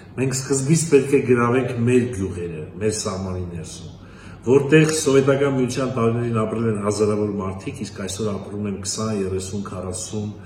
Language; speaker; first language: Armenian; native; Armenian